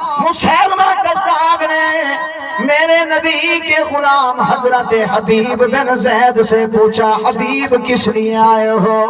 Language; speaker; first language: Urdu; non-native, local second language; Saraiki